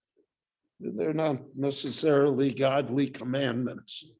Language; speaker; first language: English; native; English